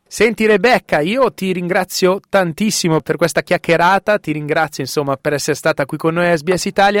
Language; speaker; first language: Italian; native; Italian